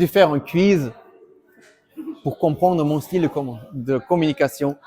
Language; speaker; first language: French; non-native, fluent; German